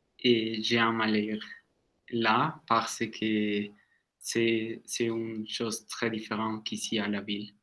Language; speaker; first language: French; non-native, learner; Spanish